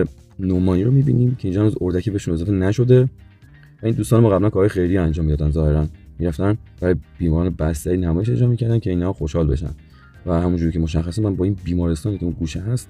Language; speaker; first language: Persian; native; Persian